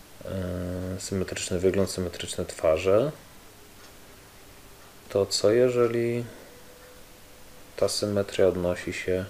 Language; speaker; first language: Polish; native; Polish